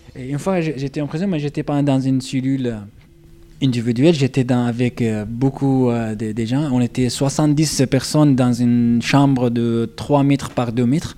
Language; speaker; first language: French; non-native, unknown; Arabic